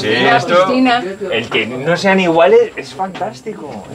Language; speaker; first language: Spanish; native; Spanish